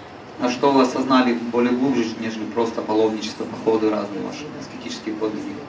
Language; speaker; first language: Russian; native; Russian